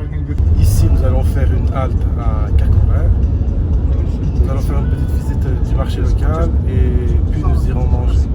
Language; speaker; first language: French; native; French